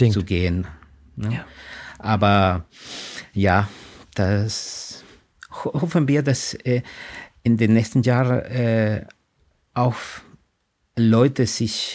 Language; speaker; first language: German; non-native, fluent; Spanish